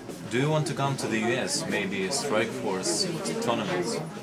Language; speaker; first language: English; non-native, fluent; Russian